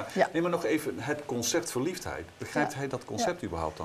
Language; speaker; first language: Dutch; native; Dutch